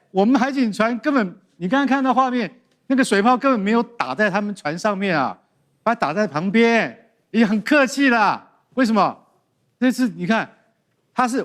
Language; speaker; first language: Chinese; native; Chinese